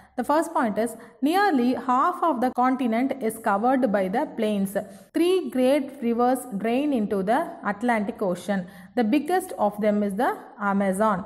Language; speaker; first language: English; non-native, local second language; Tamil